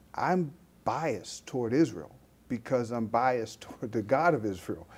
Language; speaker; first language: English; native; English